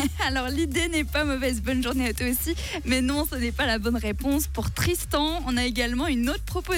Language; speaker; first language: French; native; French